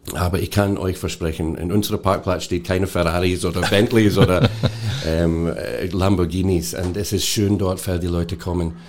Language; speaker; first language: German; non-native, fluent; English